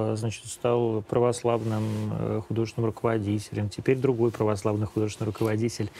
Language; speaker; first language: Russian; native; Russian